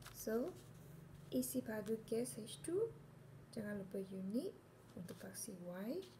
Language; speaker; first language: Malay; non-native, local second language; Chinese